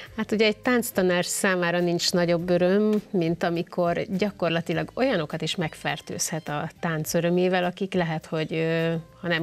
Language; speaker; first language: Hungarian; native; Hungarian